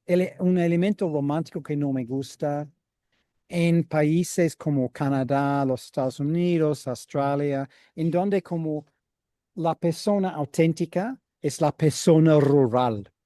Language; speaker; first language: Spanish; non-native, fluent; English